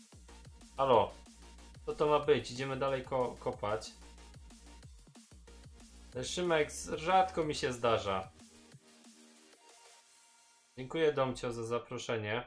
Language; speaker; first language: Polish; native; Polish